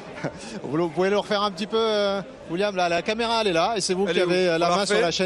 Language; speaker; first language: French; native; French